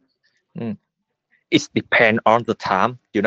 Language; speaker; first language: English; non-native, learner; Vietnamese